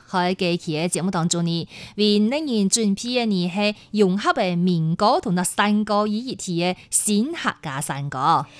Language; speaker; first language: Chinese; non-native, local second language; Cantonese